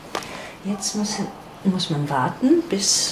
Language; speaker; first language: German; non-native, fluent; Polish